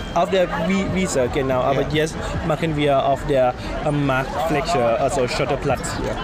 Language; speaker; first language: German; non-native, learner; Thai